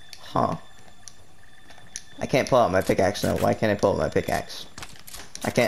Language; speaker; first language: English; native; English